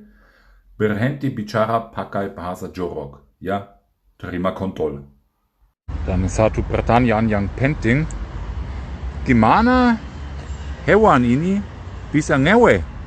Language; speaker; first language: Indonesian; non-native, fluent; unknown